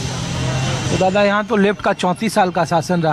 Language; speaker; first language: Hindi; native; Hindi